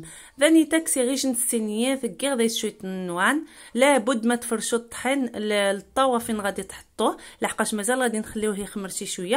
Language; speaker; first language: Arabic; non-native, local second language; Riffian